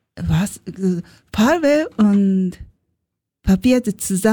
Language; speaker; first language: German; non-native, learner; Japanese